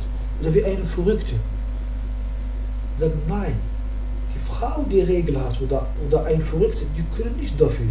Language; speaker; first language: German; non-native, learner; Arabic